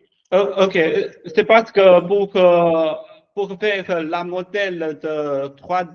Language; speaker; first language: French; non-native, learner; Chinese